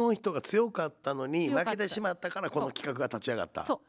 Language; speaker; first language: Japanese; native; Japanese